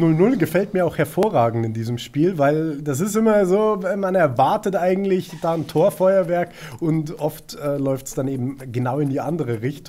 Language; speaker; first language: German; native; German